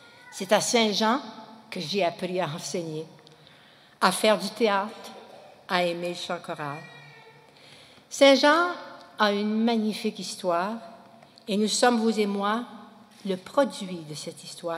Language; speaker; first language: French; early bilingual, heritage; French